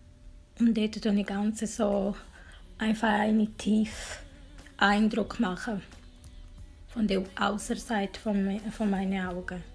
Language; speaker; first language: German; non-native, learner; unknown